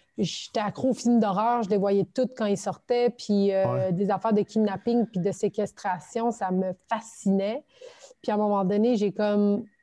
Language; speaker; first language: French; early bilingual, other home language; Turkish